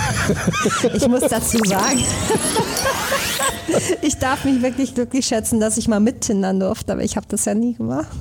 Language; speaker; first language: German; early bilingual, other home language; Danish